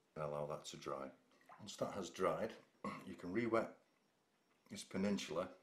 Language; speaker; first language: English; native; English